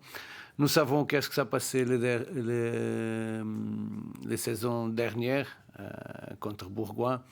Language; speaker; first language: French; non-native, learner; Portuguese